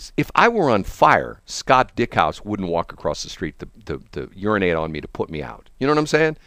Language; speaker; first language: English; early bilingual, other home language; German